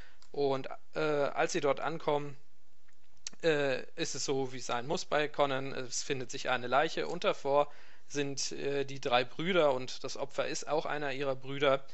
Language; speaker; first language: German; native; German